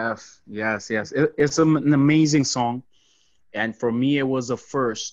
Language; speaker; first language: English; non-native, fluent; Papiamento